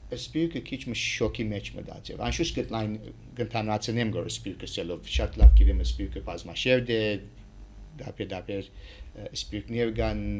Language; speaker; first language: Armenian; early bilingual, heritage; Armenian